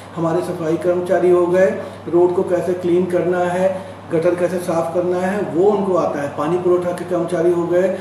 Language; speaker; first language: Hindi; non-native, local second language; Marathi